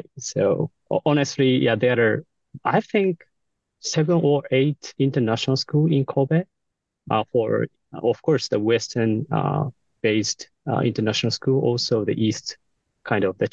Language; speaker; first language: English; non-native, fluent; Japanese